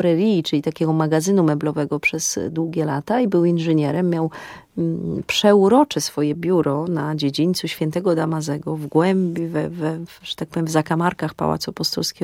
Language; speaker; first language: Polish; native; Polish